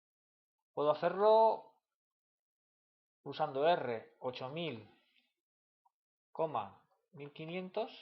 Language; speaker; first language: Spanish; native; Spanish